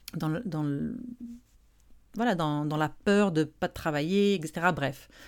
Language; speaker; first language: French; non-native, local second language; Arabic